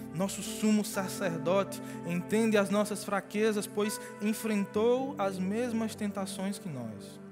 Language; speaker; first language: Portuguese; native; Portuguese